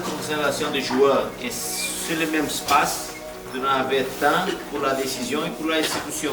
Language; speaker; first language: French; non-native, learner; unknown